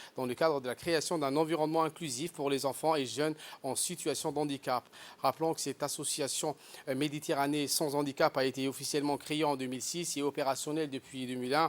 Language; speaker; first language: French; native; French